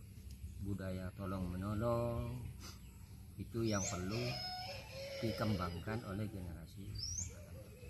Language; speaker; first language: Indonesian; non-native, local second language; Madurese